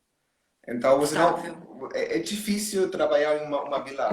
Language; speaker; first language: Portuguese; non-native, learner; German